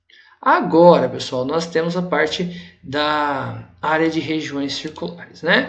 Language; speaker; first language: Portuguese; native; Portuguese